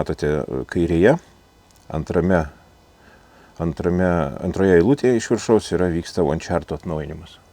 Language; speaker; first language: Lithuanian; native; Lithuanian